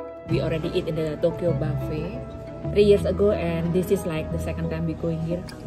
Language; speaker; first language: English; non-native, learner; Indonesian